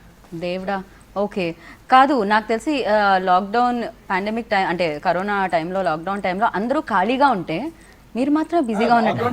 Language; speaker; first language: Telugu; native; Telugu